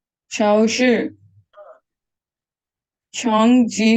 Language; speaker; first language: Chinese; non-native, learner; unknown